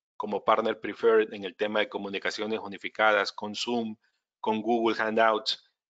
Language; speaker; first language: Spanish; native; Spanish